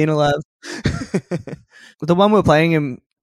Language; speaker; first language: English; native; English